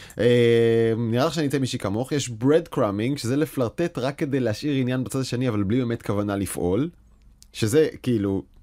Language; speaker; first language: Hebrew; native; Hebrew